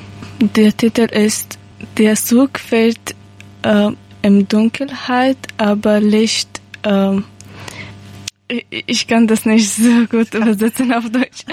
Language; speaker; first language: German; non-native, learner; Persian